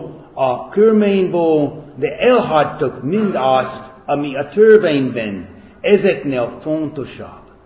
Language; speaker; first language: Hungarian; non-native, fluent; English